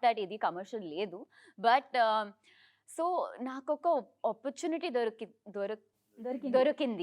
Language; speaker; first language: Telugu; non-native, learner; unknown